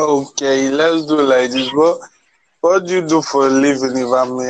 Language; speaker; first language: English; non-native, local second language; Igbo